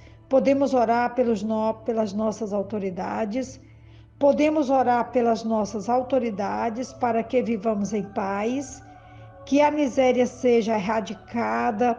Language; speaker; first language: Portuguese; native; Portuguese